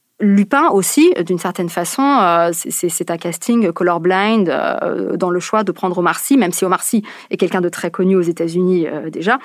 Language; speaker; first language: French; native; French